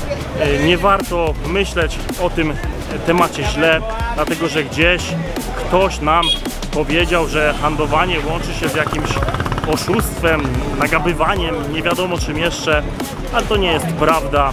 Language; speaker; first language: Polish; native; Polish